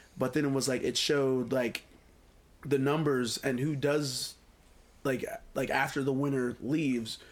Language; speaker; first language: English; native; English